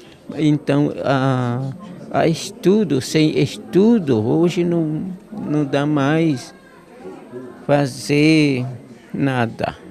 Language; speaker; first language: Portuguese; non-native, local second language; Guarani